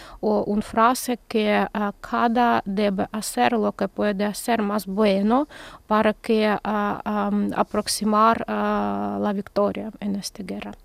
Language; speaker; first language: Spanish; non-native, learner; Ukrainian